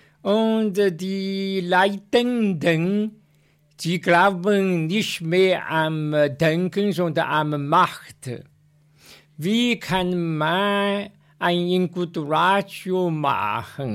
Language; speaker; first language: German; non-native, learner; Chinese